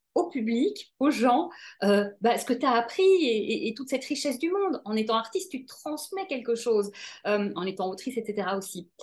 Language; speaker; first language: French; native; French